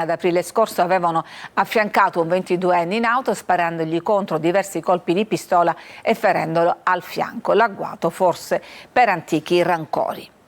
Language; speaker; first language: Italian; native; Italian